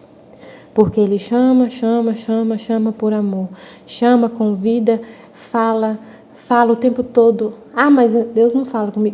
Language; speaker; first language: Portuguese; native; Portuguese